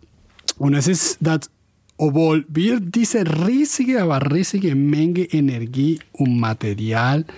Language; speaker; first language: German; non-native, fluent; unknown